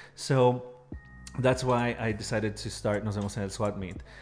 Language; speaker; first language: English; early bilingual, other home language; Spanish